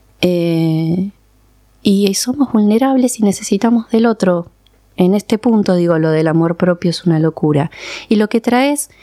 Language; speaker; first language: Spanish; early bilingual, other home language; Persian